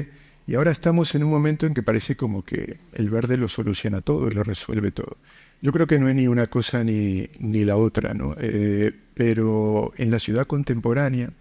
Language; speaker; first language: Spanish; native; Spanish